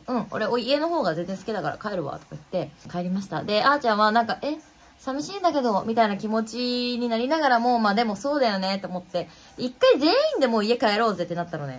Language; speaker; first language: Japanese; native; Japanese